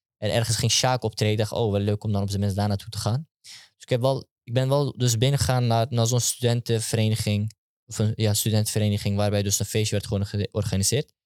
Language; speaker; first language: Dutch; early bilingual, other home language; Turkish